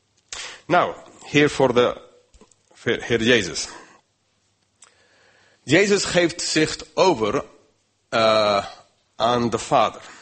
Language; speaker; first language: Dutch; non-native, fluent; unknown